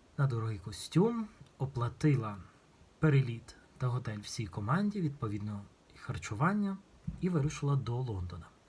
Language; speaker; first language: Ukrainian; non-native, local second language; Russian